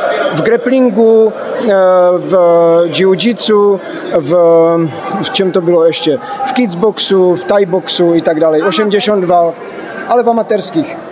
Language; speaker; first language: Polish; non-native, learner; Czech